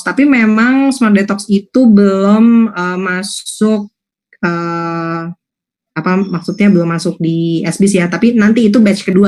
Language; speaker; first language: Indonesian; native; Indonesian